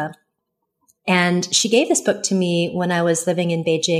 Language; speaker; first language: English; early bilingual, other home language; Chinese